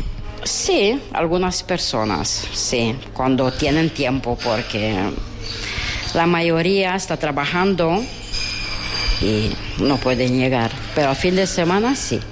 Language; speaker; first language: Spanish; non-native, learner; Romanian